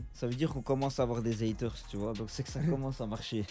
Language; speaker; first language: French; native; French